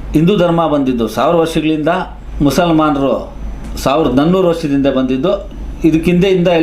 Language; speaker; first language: Kannada; non-native, local second language; Urdu